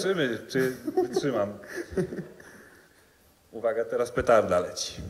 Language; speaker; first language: Polish; native; Polish